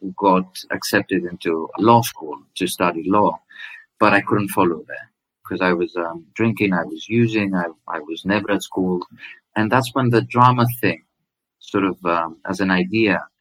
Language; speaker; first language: English; non-native, fluent; Greek